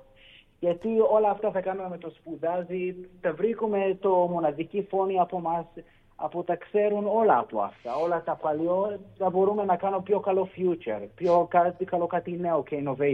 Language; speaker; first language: Greek; early bilingual, heritage; Greek